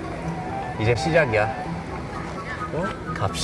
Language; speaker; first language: Korean; non-native, fluent; English